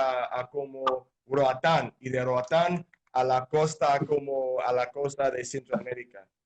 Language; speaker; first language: Spanish; non-native, fluent; English